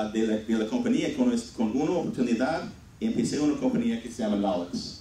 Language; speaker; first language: Spanish; non-native, fluent; English